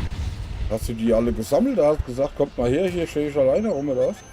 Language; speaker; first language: German; native; German